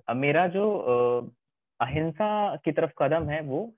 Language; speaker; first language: Hindi; native; Hindi